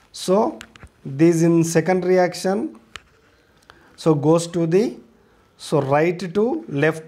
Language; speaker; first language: English; non-native, local second language; Telugu